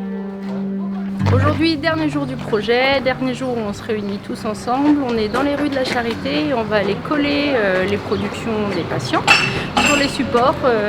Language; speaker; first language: French; native; French